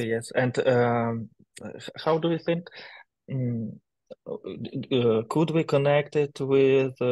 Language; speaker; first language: English; non-native, learner; Ukrainian